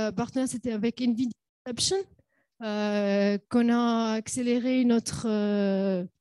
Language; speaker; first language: French; non-native, local second language; Arabic